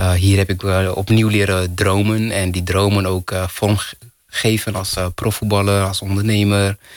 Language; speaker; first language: Dutch; non-native, fluent; Kinyarwanda